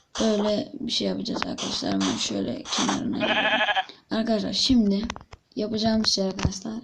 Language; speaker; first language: Turkish; native; Turkish